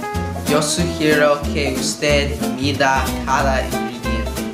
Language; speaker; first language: Spanish; non-native, learner; English